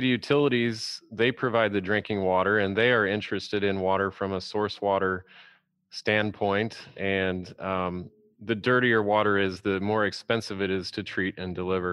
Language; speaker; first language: English; native; English